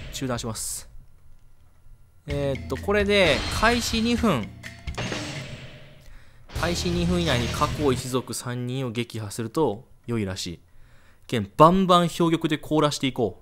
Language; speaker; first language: Japanese; native; Japanese